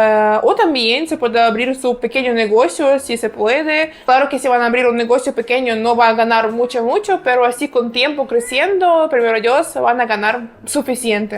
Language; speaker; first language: Spanish; non-native, fluent; Ukrainian